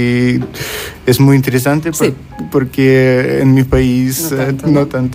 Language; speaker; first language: Spanish; non-native, learner; Russian